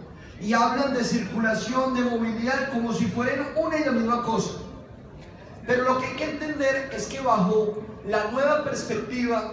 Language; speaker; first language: Spanish; native; Spanish